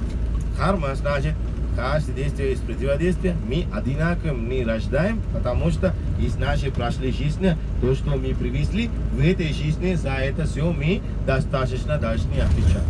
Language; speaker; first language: Russian; non-native, learner; Sinhala